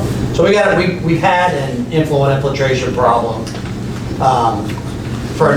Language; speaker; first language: English; native; English